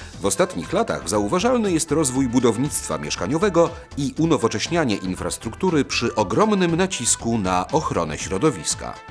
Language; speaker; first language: Polish; native; Polish